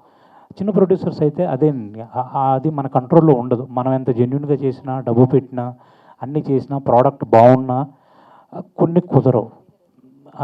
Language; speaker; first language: Telugu; native; Telugu